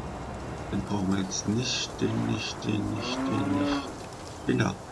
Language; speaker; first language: German; native; German